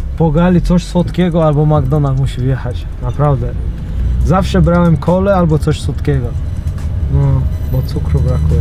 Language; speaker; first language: Polish; non-native, fluent; Chechen